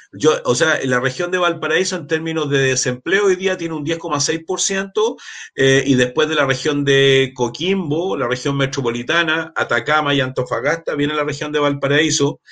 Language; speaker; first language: Spanish; native; Spanish